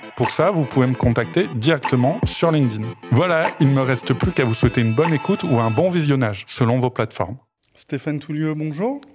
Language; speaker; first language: French; native; French